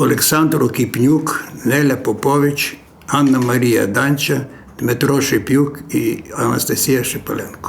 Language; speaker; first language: Ukrainian; native; Ukrainian